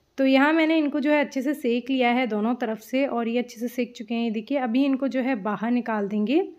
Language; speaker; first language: Hindi; native; Hindi